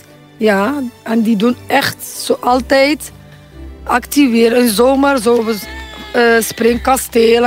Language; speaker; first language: Dutch; non-native, learner; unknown